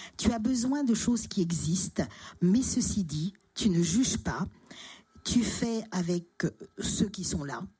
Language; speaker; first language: French; native; French